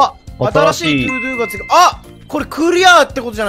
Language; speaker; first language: Japanese; native; Japanese